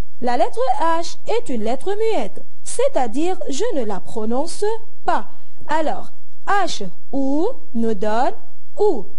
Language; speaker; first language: French; non-native, local second language; Arabic